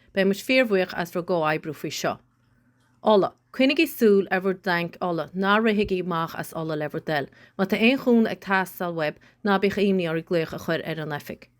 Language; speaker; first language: Irish; native; Irish